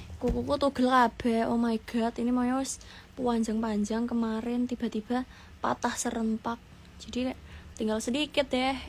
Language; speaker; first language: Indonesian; non-native, local second language; Javanese